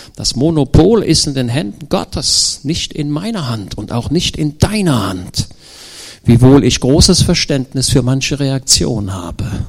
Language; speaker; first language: German; native; German